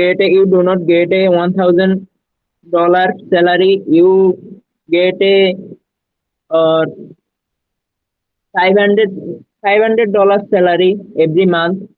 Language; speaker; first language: English; non-native, learner; Bangla